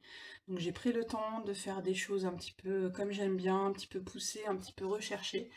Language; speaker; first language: French; native; French